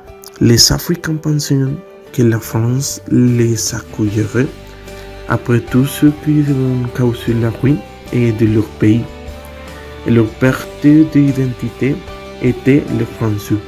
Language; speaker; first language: French; non-native, learner; Spanish